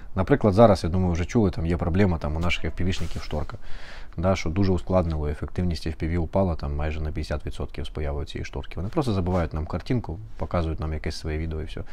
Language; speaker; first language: Ukrainian; native; Ukrainian